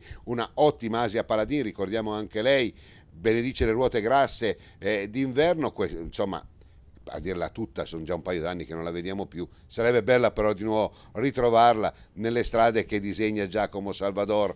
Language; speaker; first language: Italian; native; Italian